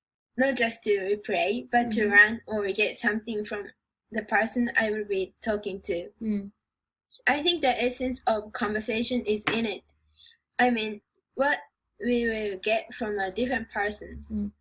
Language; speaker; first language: English; non-native, learner; Japanese